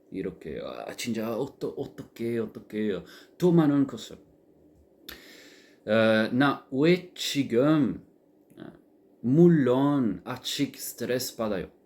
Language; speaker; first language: Korean; non-native, learner; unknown